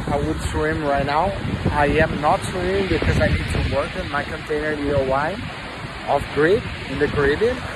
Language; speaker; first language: English; non-native, fluent; Portuguese